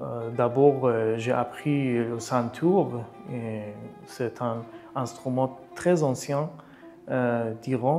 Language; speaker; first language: French; non-native, learner; Persian